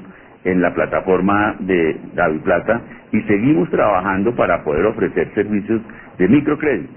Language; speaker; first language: Spanish; native; Spanish